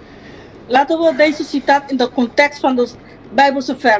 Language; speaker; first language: Dutch; non-native, local second language; Papiamento